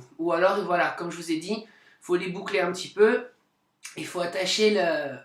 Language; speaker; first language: French; native; French